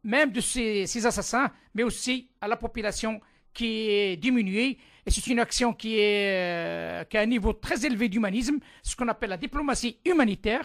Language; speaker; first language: French; non-native, local second language; Arabic